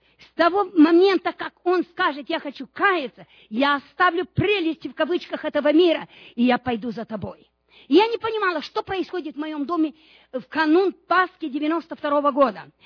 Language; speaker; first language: Russian; non-native, local second language; Romanian